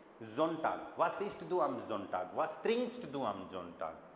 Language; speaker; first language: German; non-native, fluent; Hindi